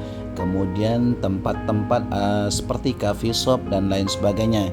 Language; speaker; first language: Indonesian; native; Indonesian